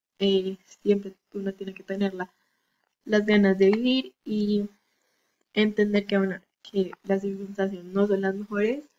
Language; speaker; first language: Spanish; native; Spanish